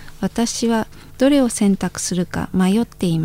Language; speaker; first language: Japanese; non-native, fluent; Indonesian